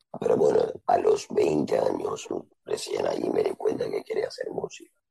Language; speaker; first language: Spanish; non-native, fluent; Turkish